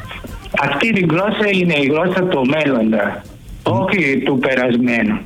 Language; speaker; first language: Greek; early bilingual, heritage; Greek